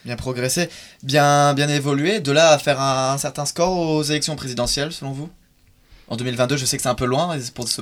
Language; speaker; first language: French; native; French